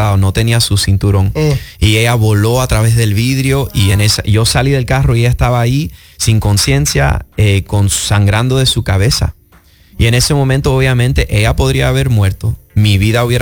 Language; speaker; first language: Spanish; early bilingual, heritage; Spanish